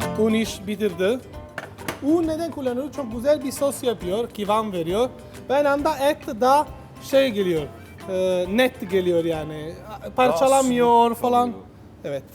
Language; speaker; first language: Turkish; non-native, learner; Italian